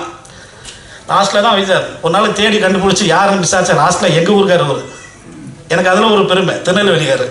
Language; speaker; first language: Tamil; native; Tamil